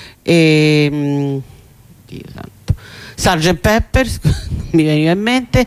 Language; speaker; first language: Italian; native; Italian